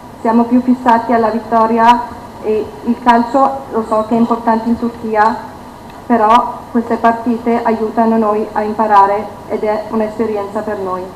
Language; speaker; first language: Italian; non-native, fluent; Turkish